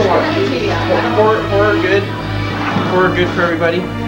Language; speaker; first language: English; native; English